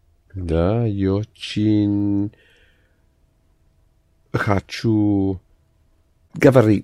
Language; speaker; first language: Russian; non-native, learner; English